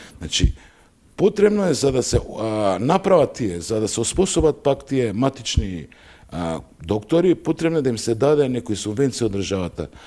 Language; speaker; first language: Macedonian; native; Macedonian